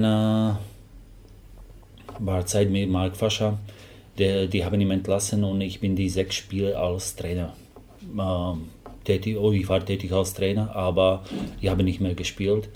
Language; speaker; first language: German; non-native, fluent; Slovak